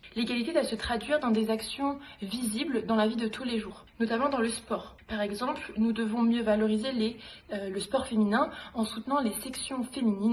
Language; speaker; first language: French; native; French